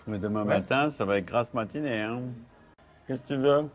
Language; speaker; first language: French; native; French